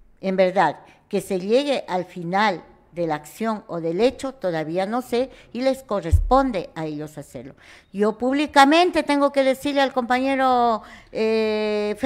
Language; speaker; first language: Spanish; native; Spanish